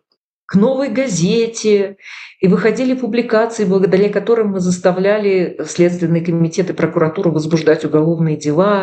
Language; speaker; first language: Russian; native; Russian